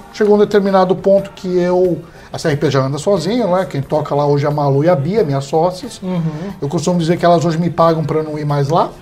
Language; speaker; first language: Portuguese; early bilingual, heritage; English